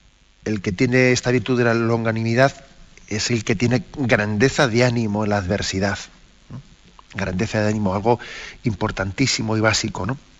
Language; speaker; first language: Spanish; native; Spanish